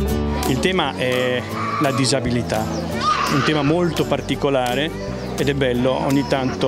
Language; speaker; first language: Italian; native; Italian